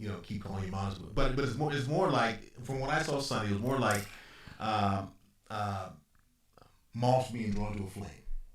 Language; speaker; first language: English; native; English